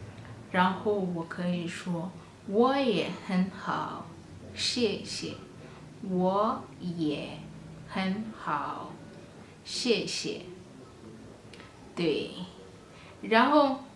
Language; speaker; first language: Chinese; non-native, fluent; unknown